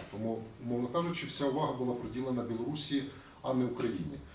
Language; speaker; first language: Ukrainian; native; Ukrainian